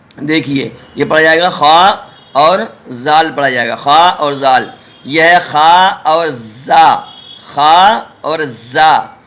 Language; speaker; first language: Urdu; native; Urdu